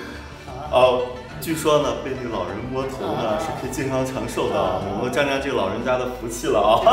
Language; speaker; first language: Chinese; native; Chinese